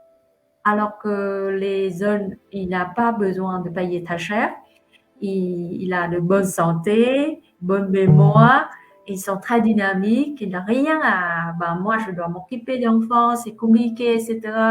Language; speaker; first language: French; non-native, fluent; Vietnamese